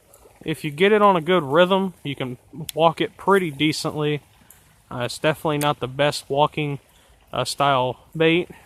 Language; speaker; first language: English; native; English